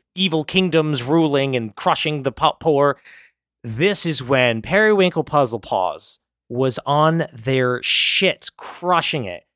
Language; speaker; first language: English; native; English